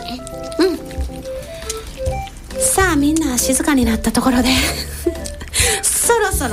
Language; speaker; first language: Japanese; native; Japanese